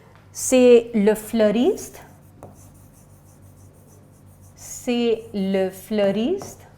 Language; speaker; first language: French; non-native, fluent; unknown